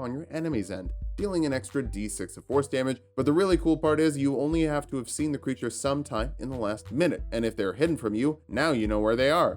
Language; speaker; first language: English; native; English